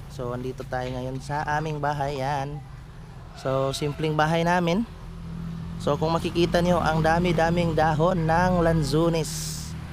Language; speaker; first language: Filipino; non-native, local second language; Cebuano